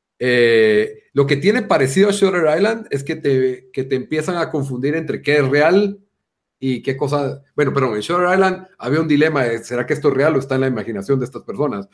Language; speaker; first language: Spanish; native; Spanish